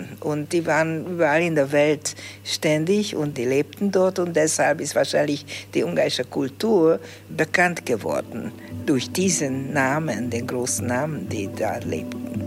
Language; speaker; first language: German; early bilingual, heritage; Hungarian